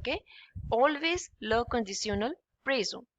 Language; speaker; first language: French; non-native, fluent; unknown